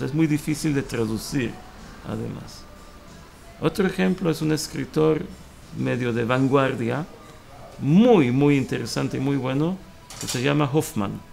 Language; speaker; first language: Spanish; early bilingual, heritage; Hebrew